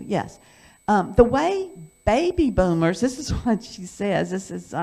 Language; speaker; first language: English; native; English